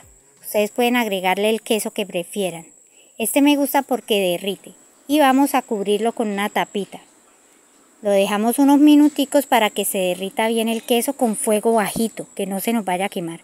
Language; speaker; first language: Spanish; native; Spanish